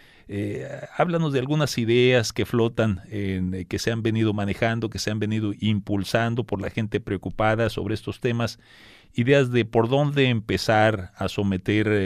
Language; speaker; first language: Spanish; native; Spanish